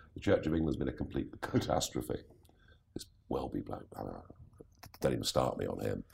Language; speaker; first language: English; native; English